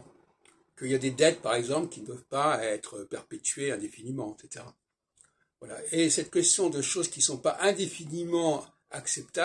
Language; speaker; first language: French; native; French